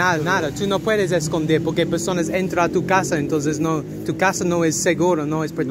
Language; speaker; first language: Spanish; non-native, learner; English